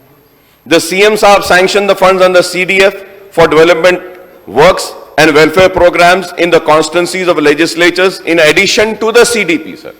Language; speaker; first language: English; non-native, local second language; Urdu